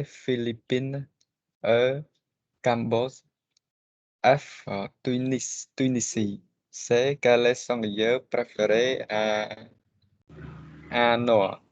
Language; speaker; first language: French; non-native, learner; Khmer